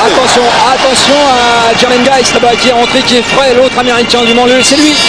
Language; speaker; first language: French; native; French